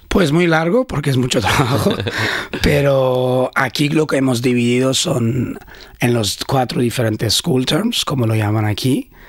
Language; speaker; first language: Spanish; non-native, fluent; Swedish